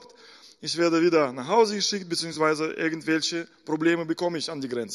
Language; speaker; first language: German; non-native, fluent; Russian